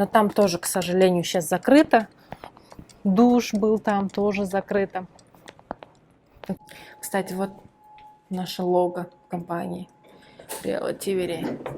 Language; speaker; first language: Russian; non-native, local second language; Kyrgyz